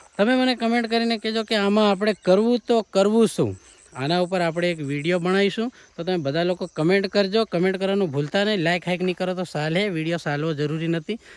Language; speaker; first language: Gujarati; non-native, local second language; Bhili